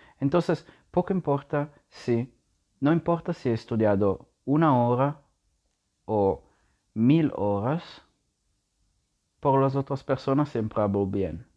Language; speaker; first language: Spanish; non-native, learner; Italian